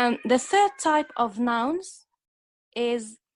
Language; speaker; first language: English; non-native, fluent; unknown